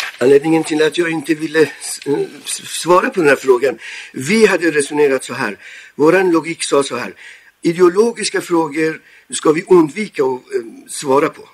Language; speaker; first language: Swedish; non-native, fluent; Persian